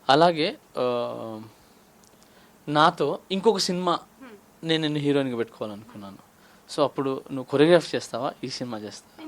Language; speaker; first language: Telugu; native; Telugu